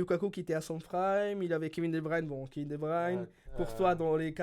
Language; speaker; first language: French; early bilingual, other home language; Spanish